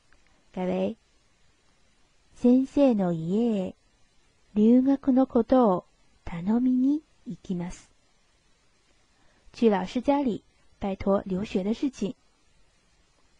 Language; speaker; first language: Japanese; non-native, fluent; Chinese